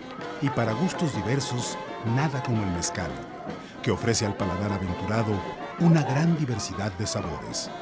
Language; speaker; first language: Spanish; native; Spanish